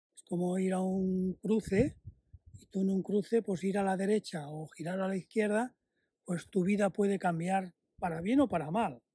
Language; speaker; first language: Spanish; native; Spanish